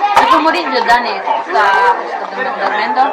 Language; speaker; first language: Italian; non-native, learner; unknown